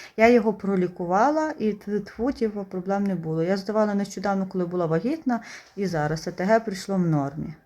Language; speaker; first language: Ukrainian; native; Ukrainian